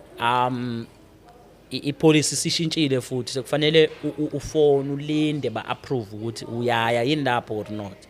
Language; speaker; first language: Zulu; native; Zulu